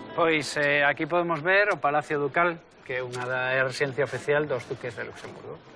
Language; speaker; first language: Galician; native; Galician